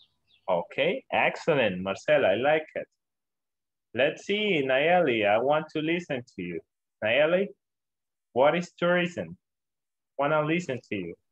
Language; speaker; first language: English; non-native, learner; Spanish